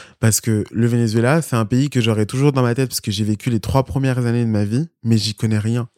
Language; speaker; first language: French; early bilingual, other home language; Spanish